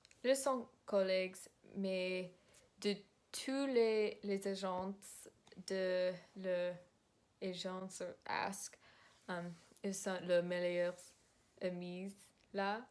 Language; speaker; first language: French; non-native, learner; English